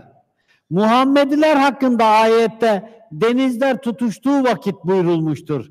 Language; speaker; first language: Turkish; native; Turkish